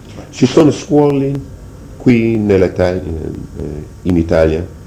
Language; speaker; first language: Italian; non-native, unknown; English